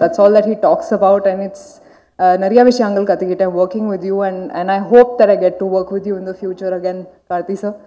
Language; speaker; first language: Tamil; non-native, learner; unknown